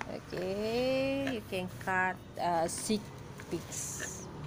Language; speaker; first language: English; non-native, local second language; Malay